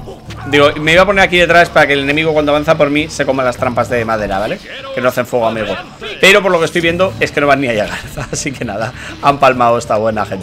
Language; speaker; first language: Spanish; native; Spanish